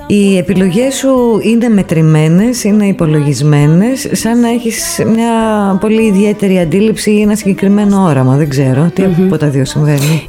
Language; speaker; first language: Greek; native; Greek